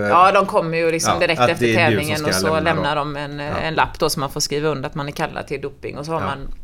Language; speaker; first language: Swedish; native; Swedish